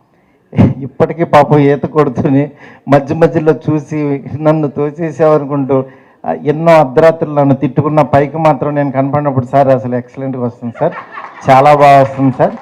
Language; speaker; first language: Telugu; native; Telugu